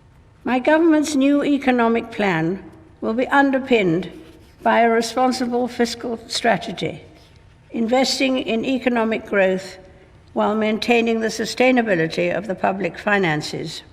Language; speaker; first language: English; native; English